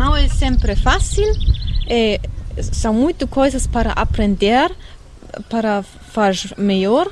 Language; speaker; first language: Portuguese; non-native, learner; German